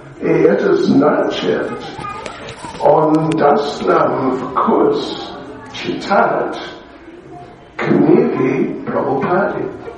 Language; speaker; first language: Russian; non-native, learner; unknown